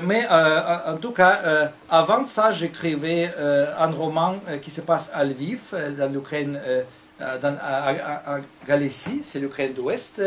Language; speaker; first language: French; non-native, fluent; Russian